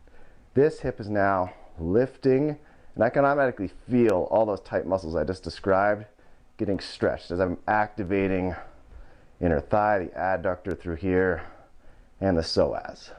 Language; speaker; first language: English; native; English